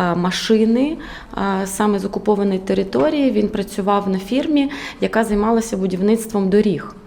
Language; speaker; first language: Ukrainian; native; Ukrainian